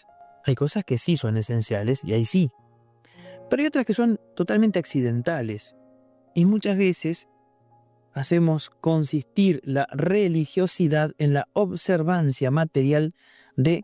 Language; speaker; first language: Spanish; native; Spanish